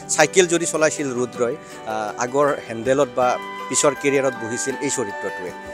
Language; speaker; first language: Assamese; native; Assamese